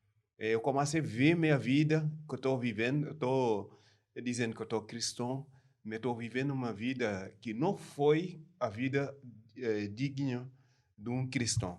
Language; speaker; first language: Portuguese; non-native, learner; French